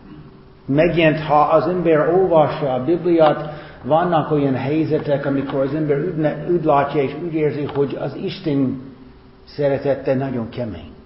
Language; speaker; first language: Hungarian; non-native, fluent; English